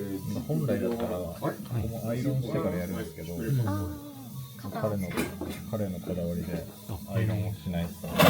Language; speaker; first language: Japanese; native; Japanese